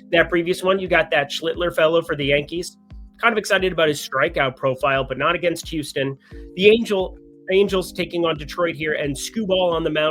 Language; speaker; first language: English; native; English